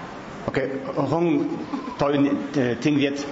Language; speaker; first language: Vietnamese; non-native, learner; French